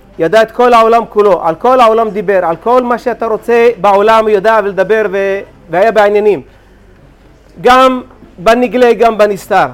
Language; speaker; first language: Hebrew; native; Hebrew